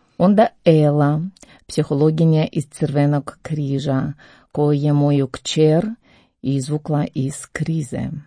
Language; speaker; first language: Croatian; non-native, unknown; Ukrainian